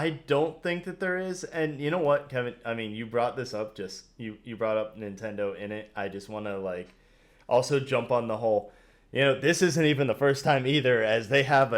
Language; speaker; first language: English; native; English